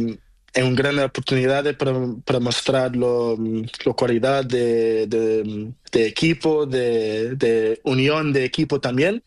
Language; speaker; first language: Spanish; non-native, learner; Portuguese